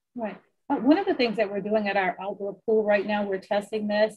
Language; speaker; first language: English; native; English